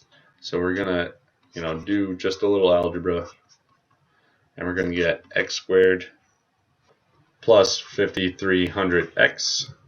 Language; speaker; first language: English; native; English